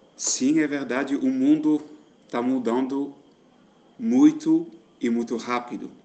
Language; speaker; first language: Portuguese; non-native, fluent; Dutch